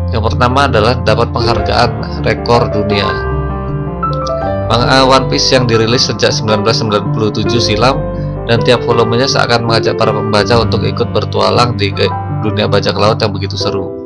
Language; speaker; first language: Indonesian; native; Indonesian